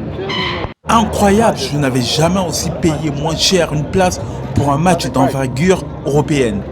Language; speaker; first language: French; native; French